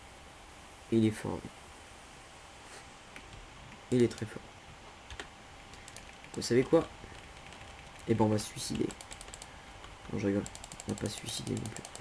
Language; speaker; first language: French; native; French